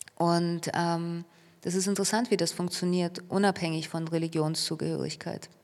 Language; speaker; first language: German; early bilingual, other home language; Russian